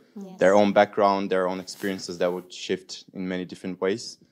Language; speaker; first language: English; non-native, fluent; Portuguese